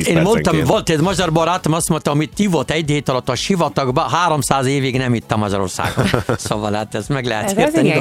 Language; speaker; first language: Hungarian; non-native, learner; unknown